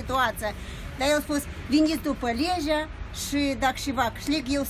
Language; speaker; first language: Romanian; non-native, local second language; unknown